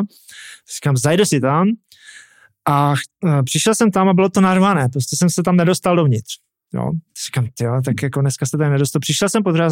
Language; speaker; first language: Czech; native; Czech